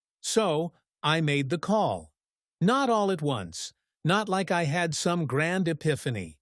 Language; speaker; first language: English; native; English